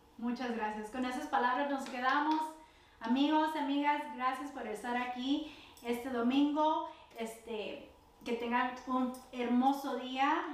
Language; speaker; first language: Spanish; early bilingual, heritage; Spanish